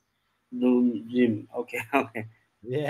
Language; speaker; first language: English; non-native, learner; Chinese